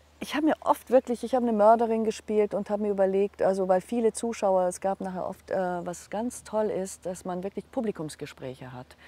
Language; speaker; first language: German; non-native, local second language; Hungarian